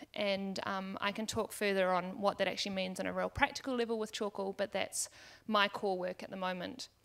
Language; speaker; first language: English; native; English